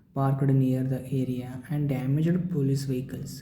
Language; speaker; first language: English; non-native, local second language; Kannada